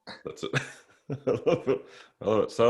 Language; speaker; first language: English; native; English